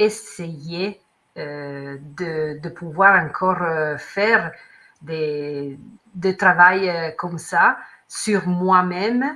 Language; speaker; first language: French; non-native, learner; Italian